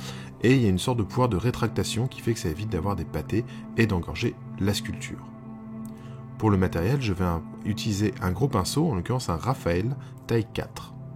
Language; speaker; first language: French; native; French